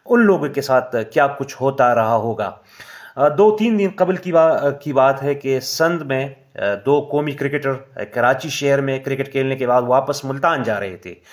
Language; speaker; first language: Urdu; non-native, local second language; Pashto